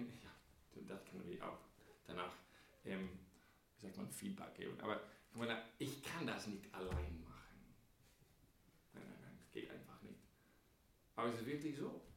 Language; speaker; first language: German; non-native, fluent; English